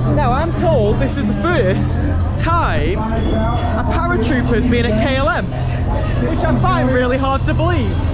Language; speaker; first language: English; native; English